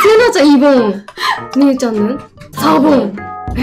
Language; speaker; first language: Korean; non-native, fluent; Japanese